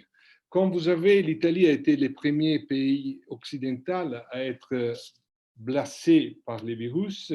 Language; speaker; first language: French; non-native, fluent; Italian